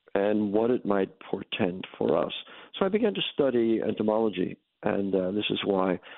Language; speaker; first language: English; native; English